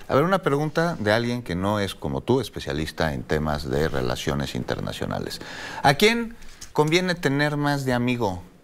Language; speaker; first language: Spanish; native; Spanish